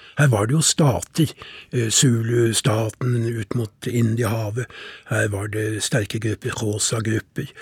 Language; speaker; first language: Norwegian; native; Norwegian